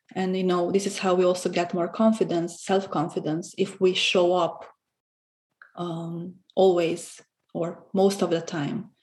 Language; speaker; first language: English; non-native, fluent; Romanian